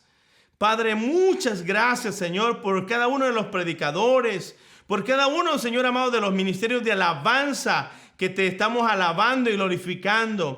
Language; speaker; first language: Spanish; native; Spanish